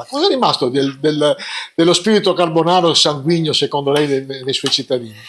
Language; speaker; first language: Italian; native; Italian